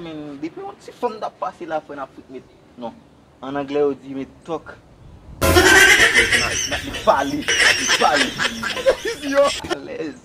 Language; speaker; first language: French; non-native, learner; Haitian Creole